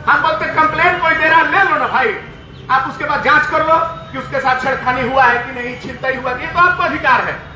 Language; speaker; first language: Hindi; non-native, local second language; Bangla